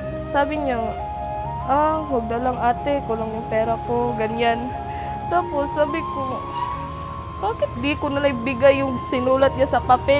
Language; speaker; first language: Filipino; non-native, local second language; Cebuano